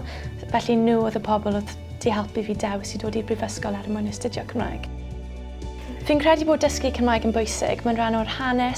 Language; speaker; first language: Welsh; non-native, local second language; English